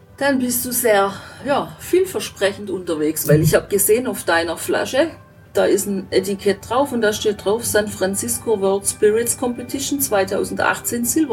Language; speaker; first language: German; native; German